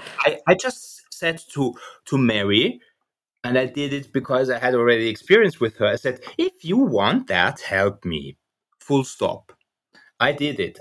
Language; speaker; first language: English; non-native, fluent; German